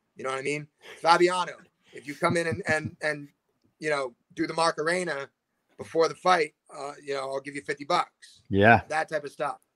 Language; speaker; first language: English; native; English